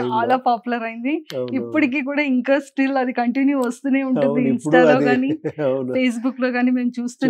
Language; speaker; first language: Telugu; native; Telugu